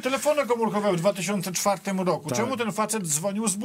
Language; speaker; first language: Polish; native; Polish